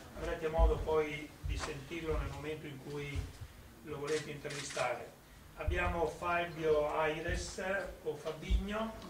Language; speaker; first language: Italian; native; Italian